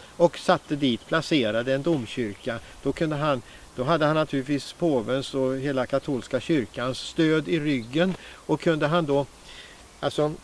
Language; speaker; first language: Swedish; native; Swedish